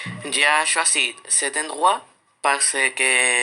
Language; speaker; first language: French; non-native, learner; Spanish